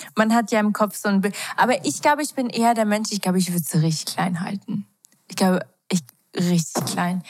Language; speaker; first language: German; early bilingual, other home language; Albanian